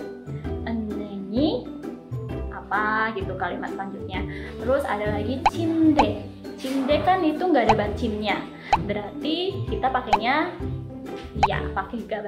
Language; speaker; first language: Indonesian; native; Indonesian